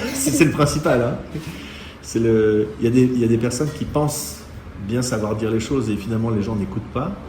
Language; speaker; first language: French; native; French